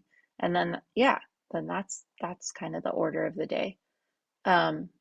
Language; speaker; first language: English; native; English